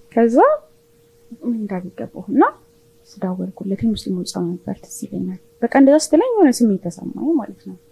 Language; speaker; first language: Amharic; native; Amharic